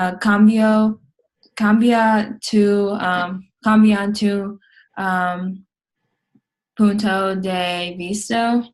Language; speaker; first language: Spanish; non-native, learner; English